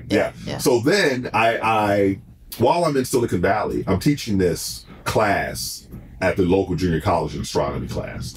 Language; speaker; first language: English; native; English